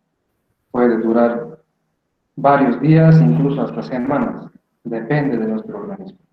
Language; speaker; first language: Spanish; native; Spanish